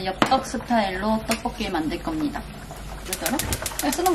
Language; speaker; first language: Korean; native; Korean